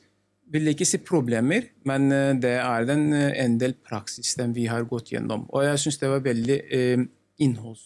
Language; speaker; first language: Norwegian; non-native, learner; Turkish